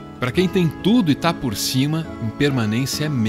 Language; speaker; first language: Portuguese; native; Portuguese